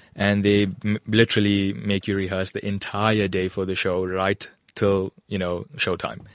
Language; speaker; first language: English; native; English